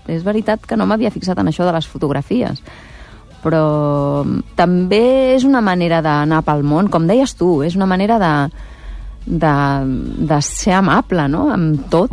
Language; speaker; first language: Catalan; native; Catalan